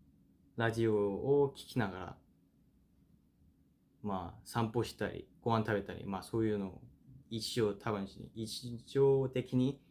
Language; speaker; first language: Japanese; non-native, fluent; Korean